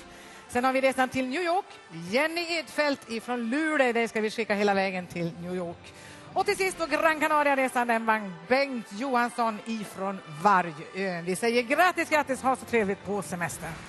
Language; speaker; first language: Swedish; native; Swedish